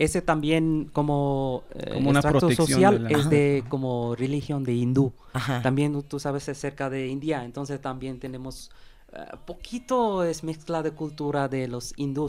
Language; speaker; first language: Spanish; non-native, learner; Bangla